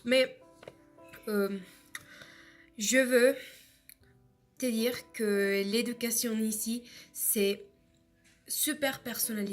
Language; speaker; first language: French; non-native, learner; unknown